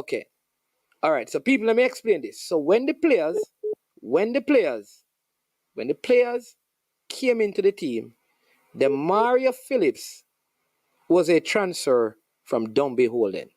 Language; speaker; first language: English; non-native, local second language; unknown